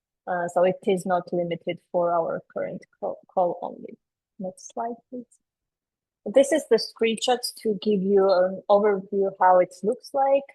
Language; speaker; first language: English; non-native, fluent; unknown